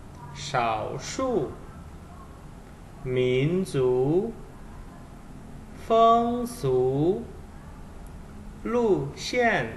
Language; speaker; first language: Chinese; non-native, fluent; Indonesian